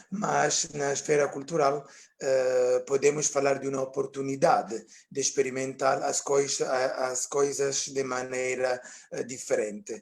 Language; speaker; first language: Portuguese; non-native, fluent; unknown